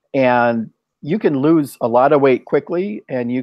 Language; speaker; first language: English; native; English